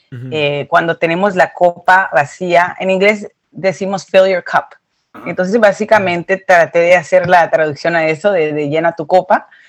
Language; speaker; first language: Spanish; early bilingual, heritage; Spanish